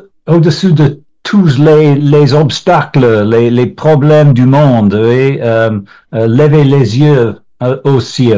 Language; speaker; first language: French; non-native, learner; English